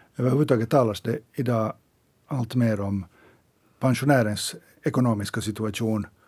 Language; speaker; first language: Swedish; native; Swedish